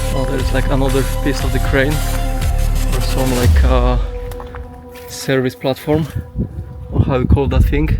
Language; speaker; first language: English; non-native, fluent; Polish